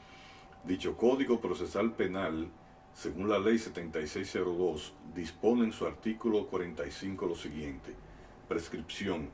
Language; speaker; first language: Spanish; native; Spanish